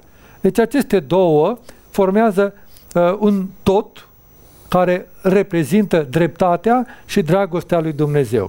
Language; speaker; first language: Romanian; native; Romanian